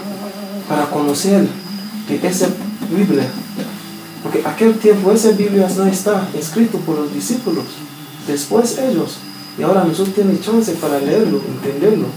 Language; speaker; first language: Spanish; non-native, learner; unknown